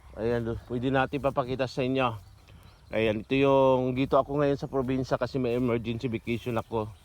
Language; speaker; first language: Filipino; non-native, local second language; Cebuano